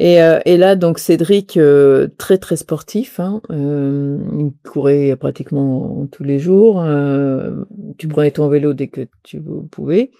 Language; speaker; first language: French; native; French